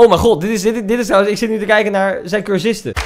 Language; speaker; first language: Dutch; native; Dutch